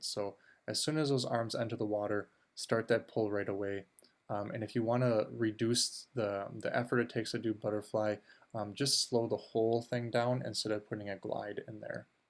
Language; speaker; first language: English; native; English